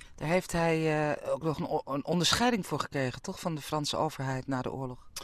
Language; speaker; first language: Dutch; native; Dutch